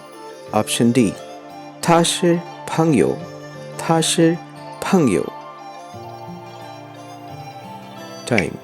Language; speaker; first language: Chinese; non-native, fluent; Urdu